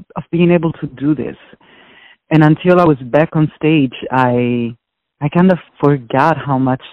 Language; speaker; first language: English; non-native, fluent; Italian